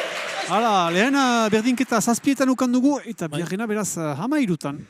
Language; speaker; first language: Basque; native; Basque